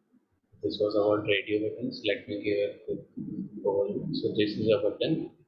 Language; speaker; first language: English; non-native, fluent; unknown